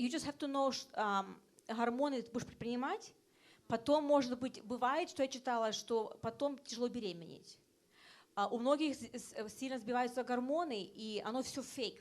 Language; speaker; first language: Russian; early bilingual, heritage; Russian